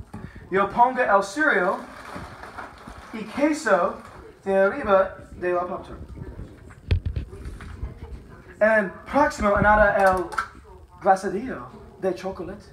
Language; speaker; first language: Spanish; non-native, learner; English